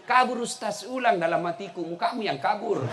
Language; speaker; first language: Indonesian; native; Indonesian